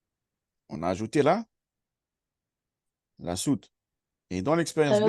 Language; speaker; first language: French; non-native, fluent; Arabic